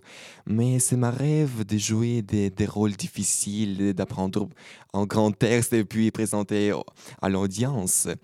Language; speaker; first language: French; non-native, learner; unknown